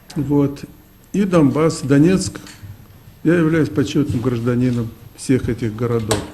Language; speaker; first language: Russian; native; Russian